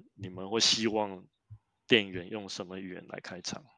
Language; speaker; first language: Chinese; non-native, local second language; Min Nan Chinese